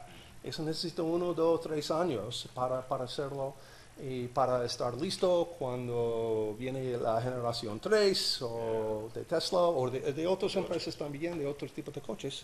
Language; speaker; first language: Spanish; non-native, learner; English